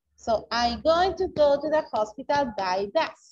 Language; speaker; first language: English; non-native, fluent; Spanish